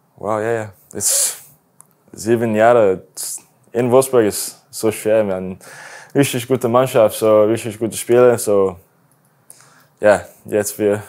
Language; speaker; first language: German; non-native, learner; English